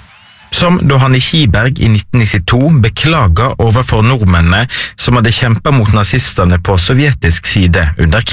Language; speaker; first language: Norwegian; native; Norwegian